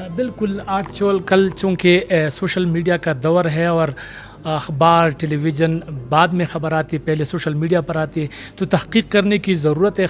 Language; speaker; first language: Urdu; non-native, local second language; Pashto